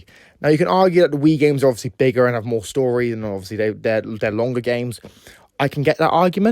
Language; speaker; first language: English; native; English